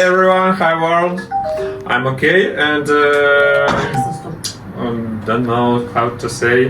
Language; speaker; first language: English; non-native, learner; Russian